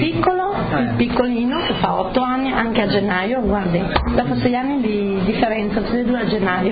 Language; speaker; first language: Italian; native; Italian